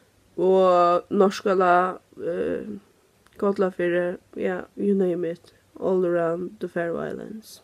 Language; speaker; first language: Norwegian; non-native, learner; Faroese